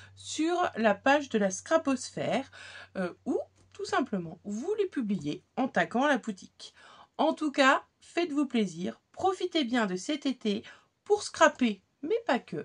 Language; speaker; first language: French; native; French